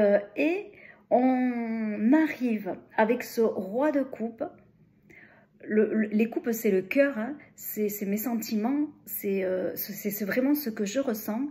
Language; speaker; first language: French; native; French